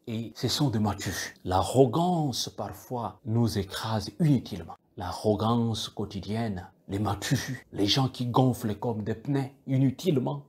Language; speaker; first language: French; non-native, local second language; Kituba (Democratic Republic of Congo)